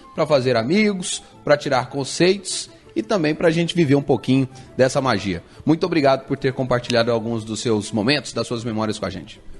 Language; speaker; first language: Portuguese; native; Portuguese